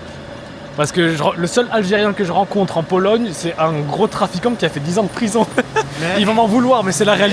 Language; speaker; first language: French; native; French